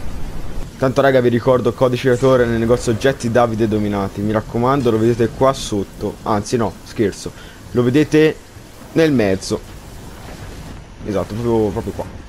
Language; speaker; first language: Italian; native; Italian